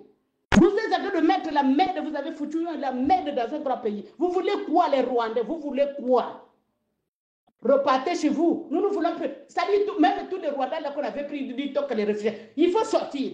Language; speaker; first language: French; non-native, local second language; Lingala